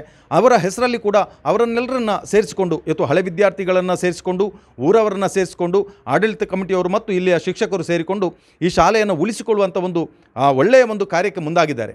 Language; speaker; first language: Kannada; native; Kannada